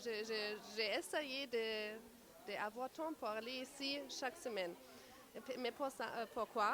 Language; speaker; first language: French; non-native, learner; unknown